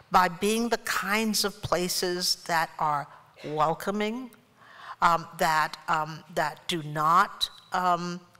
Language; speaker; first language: English; native; English